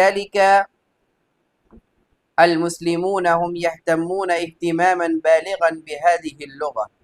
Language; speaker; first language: Arabic; non-native, fluent; Urdu